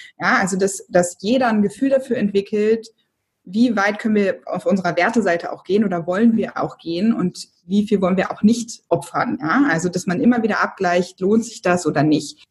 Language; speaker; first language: German; native; German